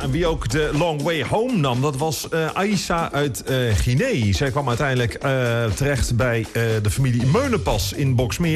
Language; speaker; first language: Dutch; native; Dutch